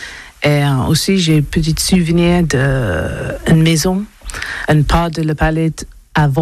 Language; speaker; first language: French; non-native, learner; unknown